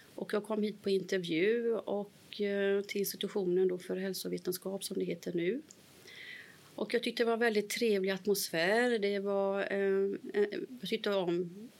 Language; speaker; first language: Swedish; native; Swedish